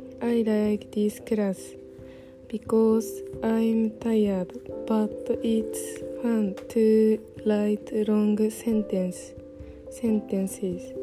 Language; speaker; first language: English; non-native, learner; Japanese